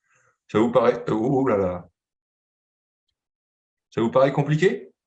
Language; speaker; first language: French; native; French